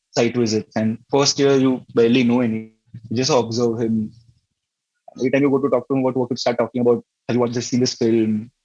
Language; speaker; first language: English; non-native, local second language; Gujarati